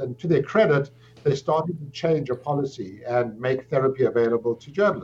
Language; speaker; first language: English; native; English